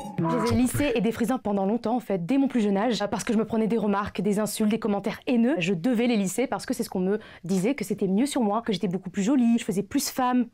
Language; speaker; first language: French; native; French